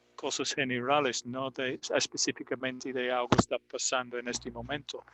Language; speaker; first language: Spanish; non-native, fluent; English